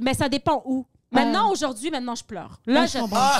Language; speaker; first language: French; native; French